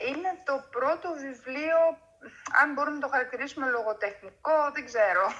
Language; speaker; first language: Greek; early bilingual, heritage; Greek